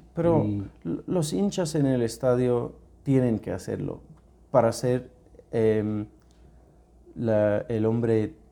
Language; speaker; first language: Spanish; non-native, fluent; English